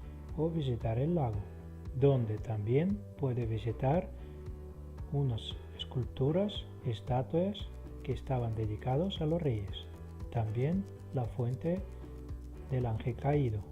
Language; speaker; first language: Spanish; non-native, fluent; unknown